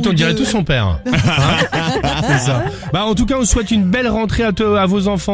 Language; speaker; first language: French; native; French